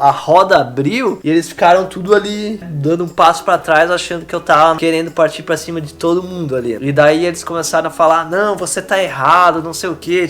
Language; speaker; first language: Portuguese; native; Portuguese